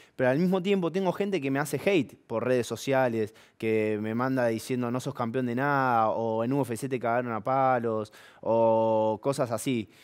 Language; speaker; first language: Spanish; native; Spanish